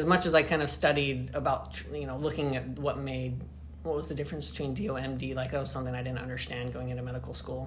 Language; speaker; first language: English; native; English